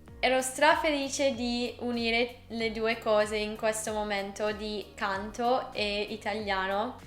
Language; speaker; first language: Italian; non-native, fluent; English